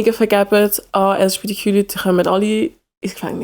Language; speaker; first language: German; early bilingual, other home language; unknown